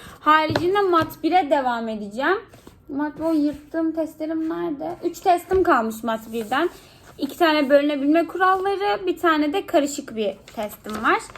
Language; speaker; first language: Turkish; native; Turkish